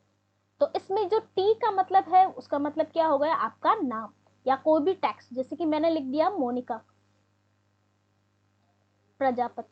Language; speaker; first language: Hindi; native; Hindi